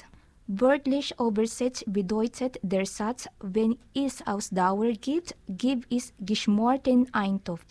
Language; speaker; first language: German; non-native, learner; Filipino